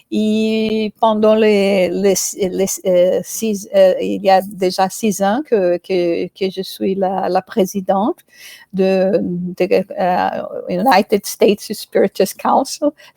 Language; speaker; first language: French; non-native, fluent; Portuguese